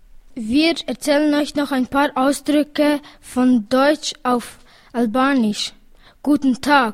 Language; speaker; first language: German; early bilingual, other home language; Albanian